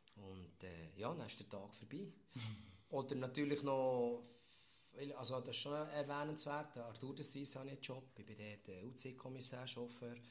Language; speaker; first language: German; native; German